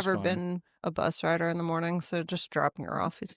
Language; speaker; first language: English; native; English